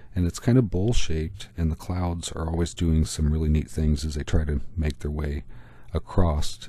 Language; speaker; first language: English; native; English